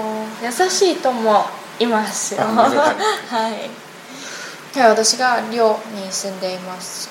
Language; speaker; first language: Japanese; non-native, learner; Chinese